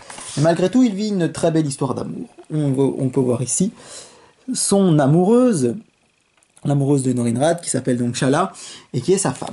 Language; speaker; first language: French; native; French